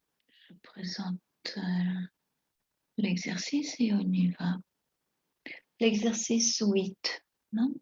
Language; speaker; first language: French; non-native, fluent; Spanish